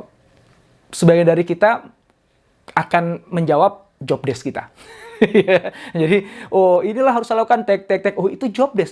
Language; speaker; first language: Indonesian; native; Indonesian